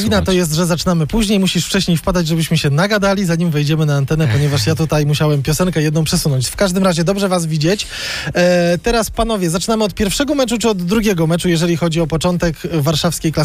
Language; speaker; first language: Polish; native; Polish